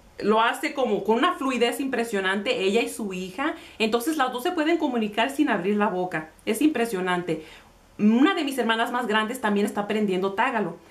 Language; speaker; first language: Spanish; early bilingual, heritage; Spanish